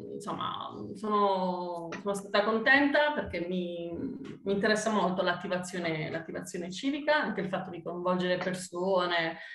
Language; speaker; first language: Italian; native; Italian